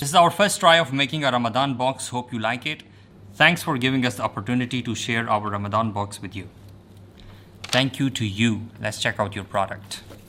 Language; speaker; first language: English; non-native, local second language; Urdu